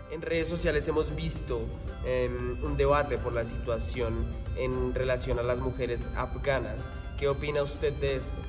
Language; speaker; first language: Spanish; native; Spanish